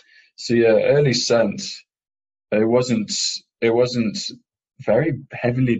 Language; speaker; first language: English; native; English